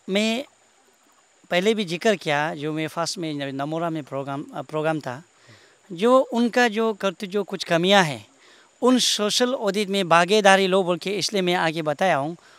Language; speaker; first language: Hindi; non-native, local second language; Nyishi